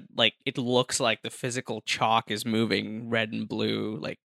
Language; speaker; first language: English; non-native, local second language; Hindi